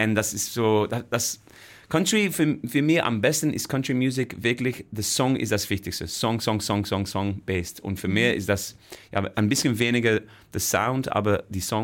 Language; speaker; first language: German; non-native, fluent; Dutch